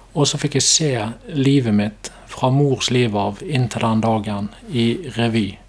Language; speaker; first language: Norwegian; native; Norwegian